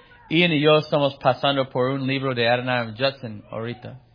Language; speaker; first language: Spanish; non-native, fluent; English